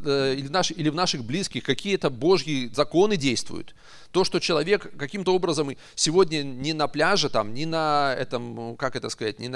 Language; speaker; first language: Russian; native; Russian